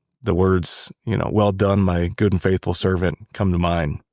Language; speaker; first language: English; native; English